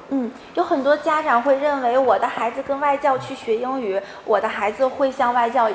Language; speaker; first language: Chinese; native; Chinese